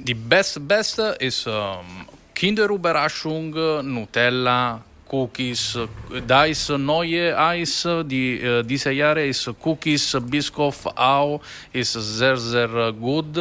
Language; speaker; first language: German; non-native, learner; Italian